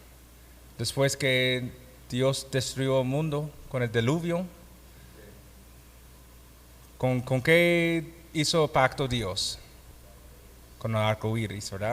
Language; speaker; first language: Spanish; non-native, fluent; English